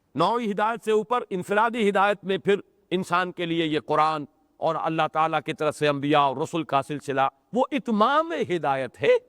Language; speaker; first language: Urdu; native; Urdu